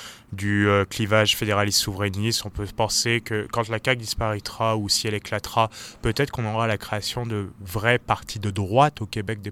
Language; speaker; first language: French; native; French